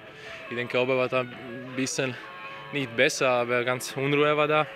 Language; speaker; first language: German; non-native, learner; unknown